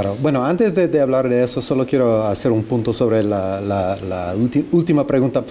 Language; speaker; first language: Spanish; non-native, fluent; English